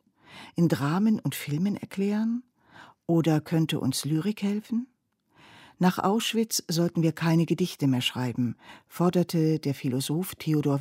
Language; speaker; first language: German; native; German